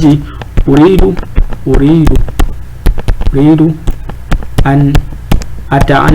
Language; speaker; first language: Arabic; non-native, fluent; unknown